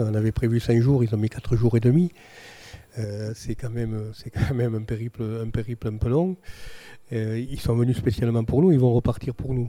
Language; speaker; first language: French; native; French